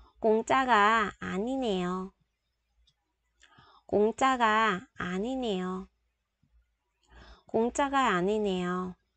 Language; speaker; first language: Korean; non-native, fluent; Vietnamese